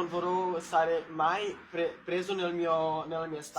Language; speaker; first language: Italian; non-native, learner; Portuguese